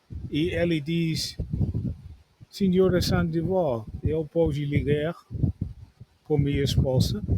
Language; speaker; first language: Portuguese; non-native, learner; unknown